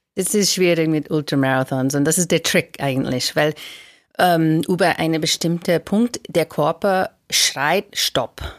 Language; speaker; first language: German; non-native, fluent; English